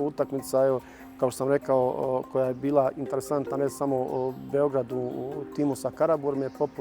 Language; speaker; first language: Bosnian; native; Bosnian